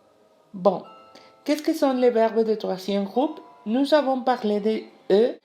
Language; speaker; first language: French; non-native, learner; Spanish